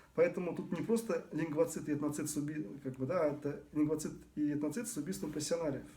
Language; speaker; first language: Russian; non-native, local second language; Bashkir